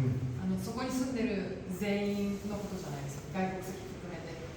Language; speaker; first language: Japanese; native; Japanese